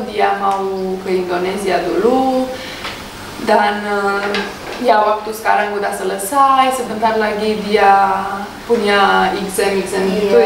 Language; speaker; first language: Indonesian; non-native, learner; Russian